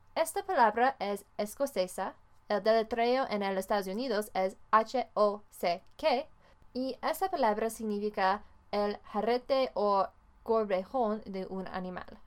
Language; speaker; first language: Spanish; non-native, fluent; English